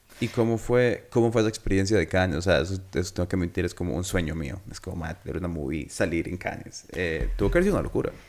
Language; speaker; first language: Spanish; native; Spanish